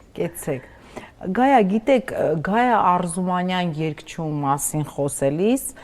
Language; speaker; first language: Armenian; native; Armenian